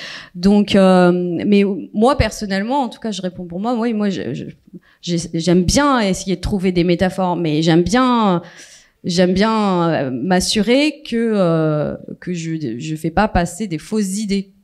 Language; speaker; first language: French; native; French